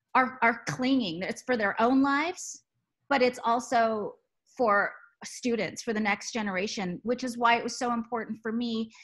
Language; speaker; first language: English; native; English